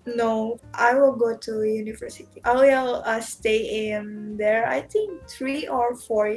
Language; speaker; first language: English; non-native, learner; Indonesian